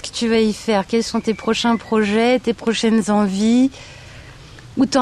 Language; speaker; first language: French; native; French